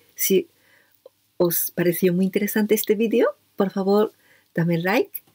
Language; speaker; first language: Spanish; non-native, fluent; Japanese